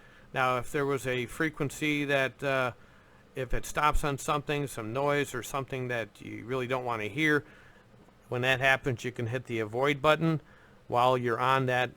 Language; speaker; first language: English; native; English